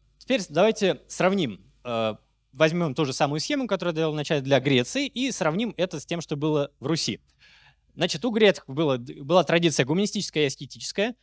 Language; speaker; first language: Russian; native; Russian